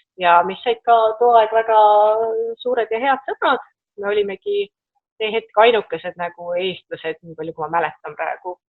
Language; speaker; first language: Estonian; native; Estonian